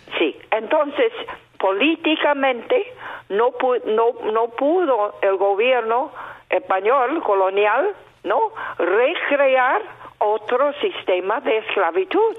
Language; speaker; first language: Spanish; non-native, fluent; Chinese